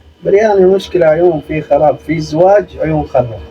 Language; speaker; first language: Arabic; non-native, learner; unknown